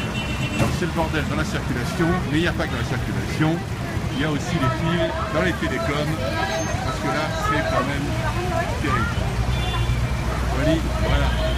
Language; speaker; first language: French; native; French